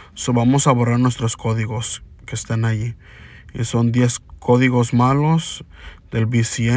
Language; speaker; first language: Spanish; early bilingual, heritage; Spanish